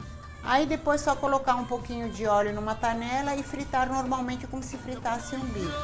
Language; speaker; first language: Portuguese; non-native, fluent; Arabic